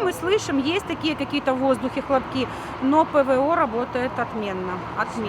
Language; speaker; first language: Russian; native; Russian